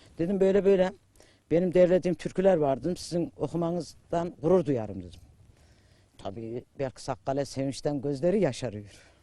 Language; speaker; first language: Turkish; native; Turkish